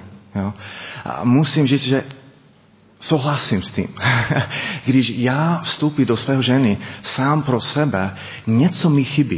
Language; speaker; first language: Czech; non-native, learner; English